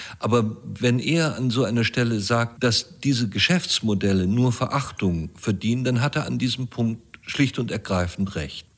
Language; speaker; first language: German; native; German